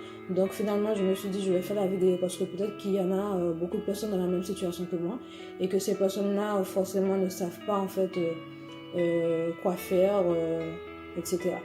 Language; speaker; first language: French; native; French